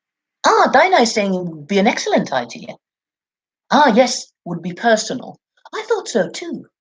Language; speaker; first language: English; non-native, fluent; Finnish